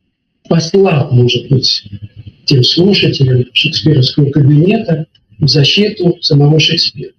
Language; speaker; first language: Russian; native; Russian